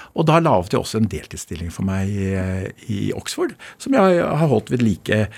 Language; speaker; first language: Norwegian; native; Norwegian